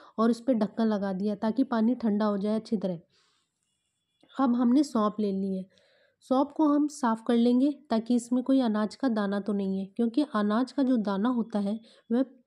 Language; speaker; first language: Hindi; native; Hindi